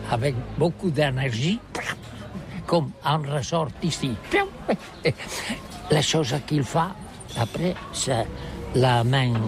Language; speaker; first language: French; non-native, learner; Catalan